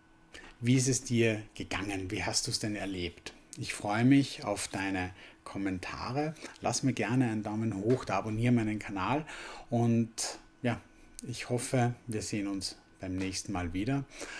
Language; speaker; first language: German; native; German